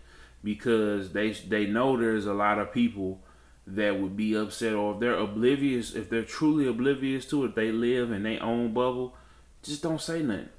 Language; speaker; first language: English; native; English